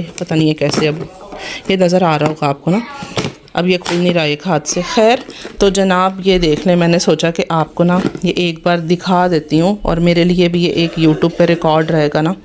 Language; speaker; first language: Urdu; non-native, local second language; Punjabi